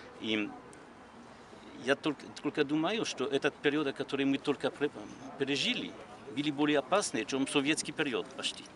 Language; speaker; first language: Russian; non-native, learner; French